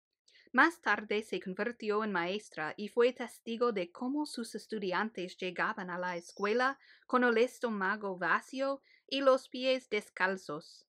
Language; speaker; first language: Spanish; early bilingual, heritage; Spanish